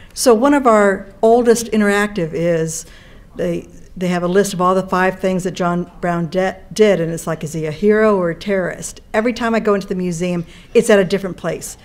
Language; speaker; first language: English; native; English